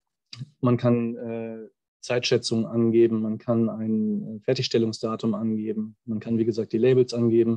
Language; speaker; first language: German; native; German